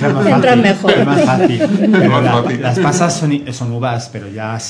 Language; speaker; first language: Spanish; native; Spanish